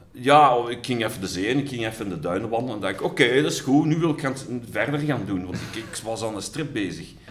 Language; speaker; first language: Dutch; native; Dutch